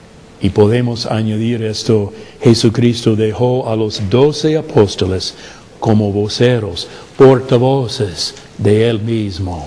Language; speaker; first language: Spanish; non-native, fluent; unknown